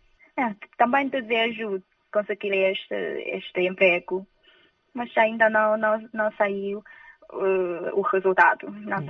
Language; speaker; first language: Portuguese; non-native, fluent; Chinese